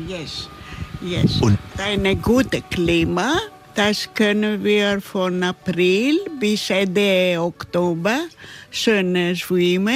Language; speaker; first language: German; non-native, learner; Greek